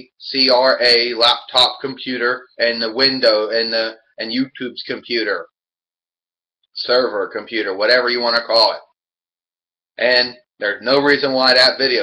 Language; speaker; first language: English; native; English